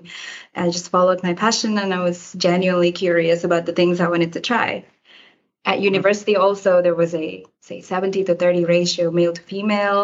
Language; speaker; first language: English; non-native, fluent; Indonesian